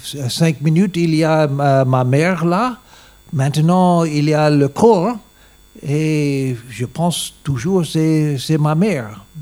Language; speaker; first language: French; non-native, learner; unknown